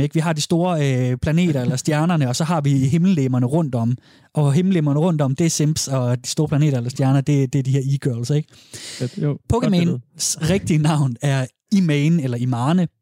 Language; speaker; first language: Danish; native; Danish